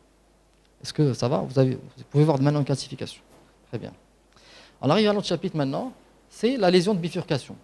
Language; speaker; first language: French; non-native, local second language; Arabic